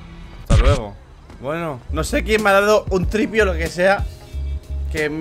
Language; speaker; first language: Spanish; native; Spanish